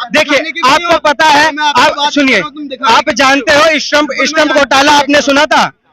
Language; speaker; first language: Hindi; native; Hindi